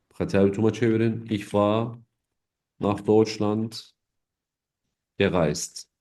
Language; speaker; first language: German; non-native, fluent; Turkish